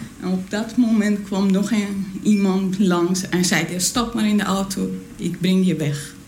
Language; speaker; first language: Dutch; non-native, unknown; Persian